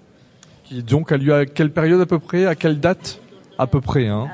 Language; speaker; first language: French; native; French